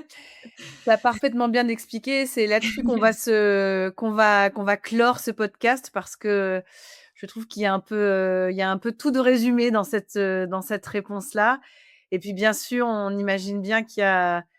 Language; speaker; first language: French; native; French